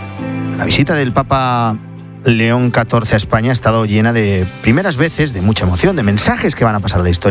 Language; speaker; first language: Spanish; native; Spanish